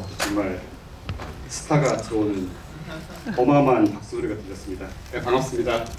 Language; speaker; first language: Korean; native; Korean